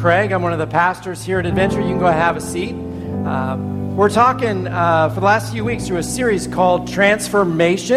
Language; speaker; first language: English; native; English